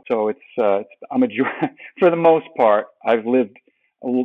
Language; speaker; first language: English; native; English